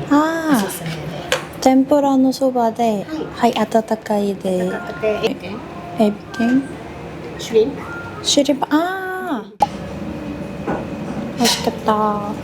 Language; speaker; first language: Japanese; non-native, learner; Korean